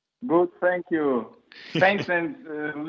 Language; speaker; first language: English; non-native, learner; Russian